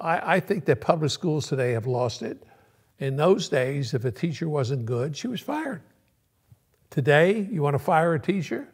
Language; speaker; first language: English; early bilingual, other home language; Yiddish